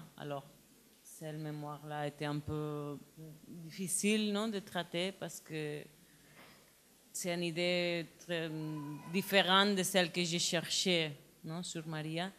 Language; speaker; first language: French; non-native, learner; Spanish